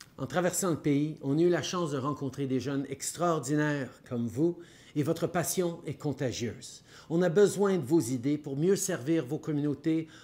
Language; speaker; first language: French; native; French